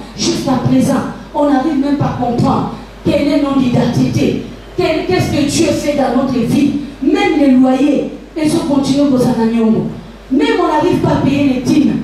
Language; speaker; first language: French; non-native, local second language; Lingala